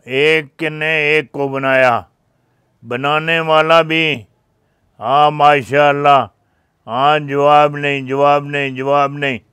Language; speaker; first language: Urdu; non-native, local second language; Punjabi